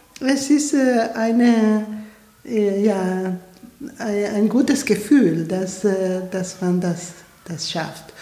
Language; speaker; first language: German; non-native, fluent; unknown